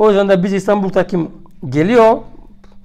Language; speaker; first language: Turkish; non-native, learner; French